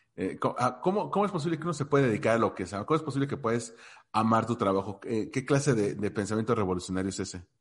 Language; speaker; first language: Spanish; native; Spanish